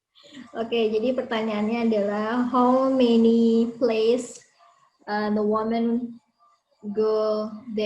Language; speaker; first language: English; non-native, learner; Indonesian